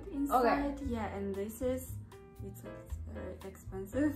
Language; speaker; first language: English; non-native, learner; Russian